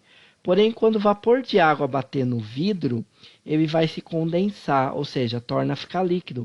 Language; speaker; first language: Portuguese; native; Portuguese